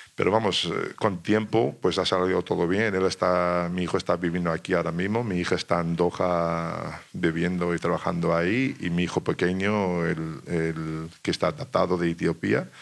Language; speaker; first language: Spanish; non-native, fluent; English